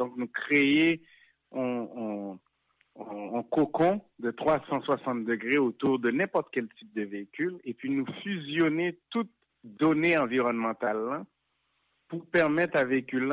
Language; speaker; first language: French; non-native, local second language; Haitian Creole